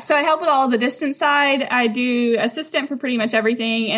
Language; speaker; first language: English; native; English